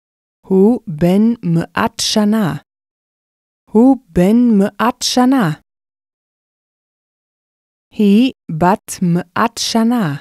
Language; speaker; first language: Hebrew; non-native, fluent; English